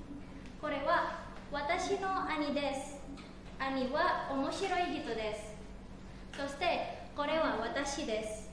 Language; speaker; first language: Japanese; non-native, learner; Indonesian